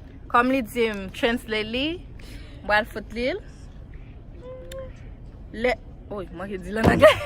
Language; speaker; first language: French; non-native, learner; Haitian Creole